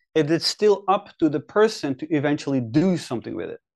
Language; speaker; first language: English; non-native, fluent; Dutch